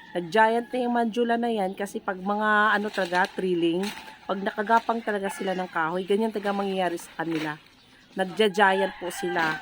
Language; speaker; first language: Filipino; non-native, local second language; Cebuano